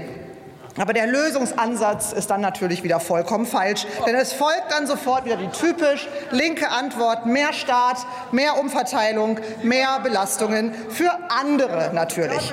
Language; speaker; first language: German; native; German